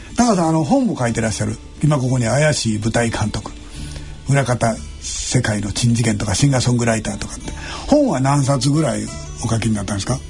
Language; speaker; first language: Japanese; native; Japanese